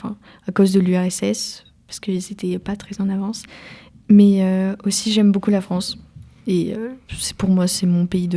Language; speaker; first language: French; early bilingual, other home language; Ukrainian